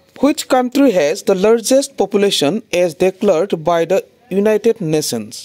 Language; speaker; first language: English; non-native, local second language; Assamese